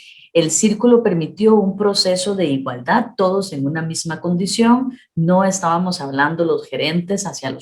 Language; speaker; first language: Spanish; native; Spanish